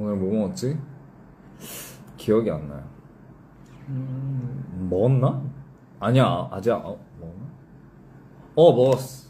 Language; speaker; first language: Korean; early bilingual, heritage; English